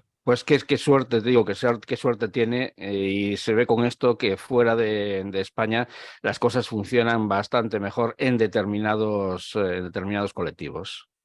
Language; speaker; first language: Spanish; native; Spanish